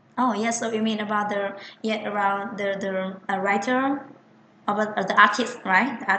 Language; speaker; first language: English; non-native, fluent; Vietnamese